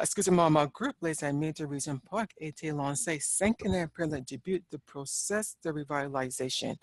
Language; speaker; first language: French; non-native, learner; English